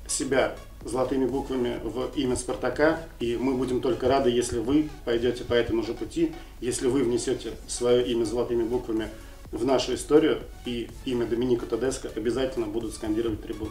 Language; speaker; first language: Russian; native; Russian